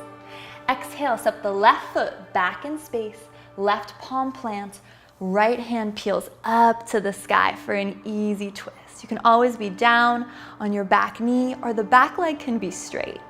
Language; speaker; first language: English; native; English